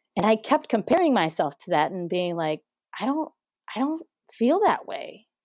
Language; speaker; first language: English; non-native, fluent; Spanish